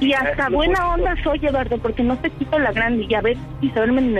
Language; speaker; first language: Spanish; native; Spanish